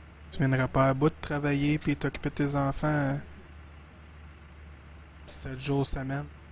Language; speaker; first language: French; native; French